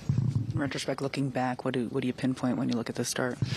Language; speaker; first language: English; native; English